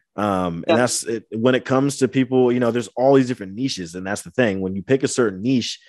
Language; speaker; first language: English; native; English